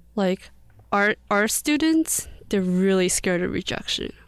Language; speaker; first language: English; early bilingual, other home language; Korean